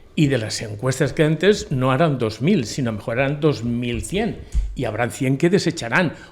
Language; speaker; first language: Spanish; non-native, local second language; Catalan